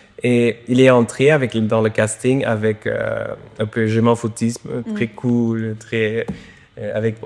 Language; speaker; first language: French; non-native, local second language; Dutch